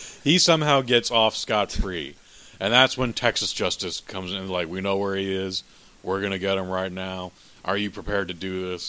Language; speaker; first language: English; native; English